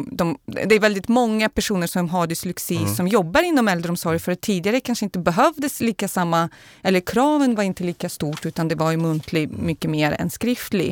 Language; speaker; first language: Swedish; non-native, fluent; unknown